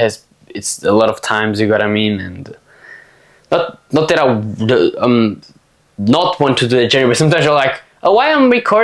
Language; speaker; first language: English; non-native, fluent; Portuguese